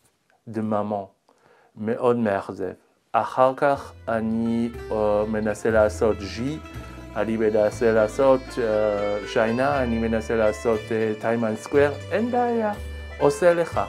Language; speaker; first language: Hebrew; non-native, learner; Swedish